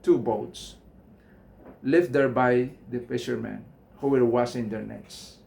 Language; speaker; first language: English; non-native, local second language; Filipino